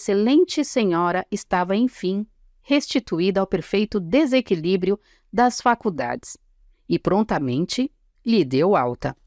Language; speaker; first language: Portuguese; native; Portuguese